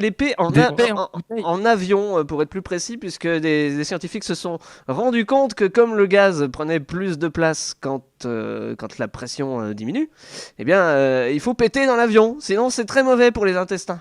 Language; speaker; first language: French; native; French